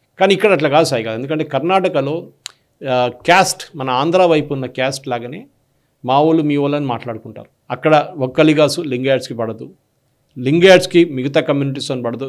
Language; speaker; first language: Telugu; non-native, local second language; Malayalam